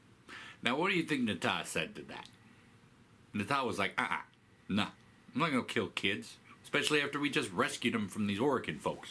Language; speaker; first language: English; native; English